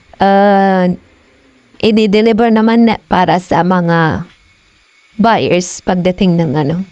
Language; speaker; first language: Filipino; non-native, local second language; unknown